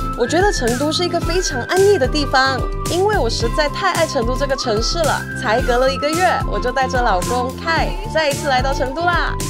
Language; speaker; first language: Chinese; native; Chinese